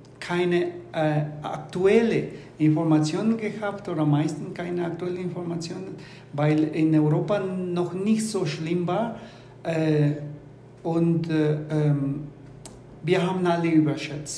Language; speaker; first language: German; non-native, fluent; Spanish